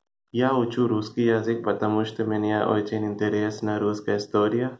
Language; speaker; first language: Russian; non-native, learner; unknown